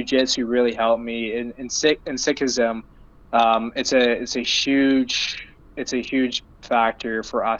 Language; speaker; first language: English; native; English